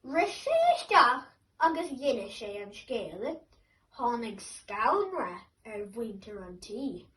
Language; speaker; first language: Irish; native; Irish